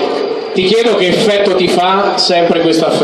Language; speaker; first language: Italian; native; Italian